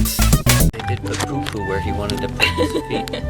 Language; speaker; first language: English; native; English